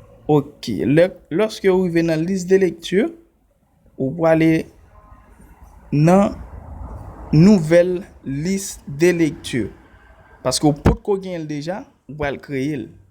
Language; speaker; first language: French; non-native, learner; Haitian Creole